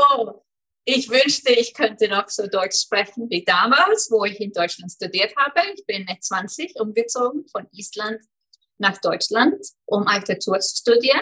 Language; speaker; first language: German; non-native, fluent; Icelandic